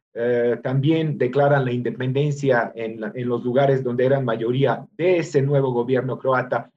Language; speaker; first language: Spanish; non-native, fluent; Serbian